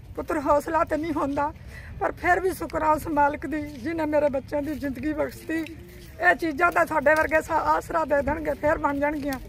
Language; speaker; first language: Punjabi; native; Punjabi